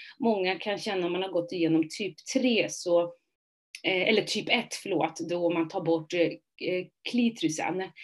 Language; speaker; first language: Swedish; early bilingual, other home language; Somali